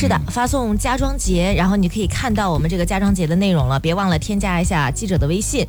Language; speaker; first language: Chinese; native; Chinese